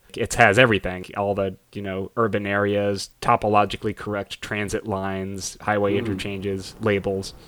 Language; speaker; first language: English; native; English